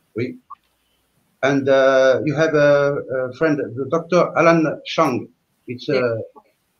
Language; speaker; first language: English; non-native, learner; French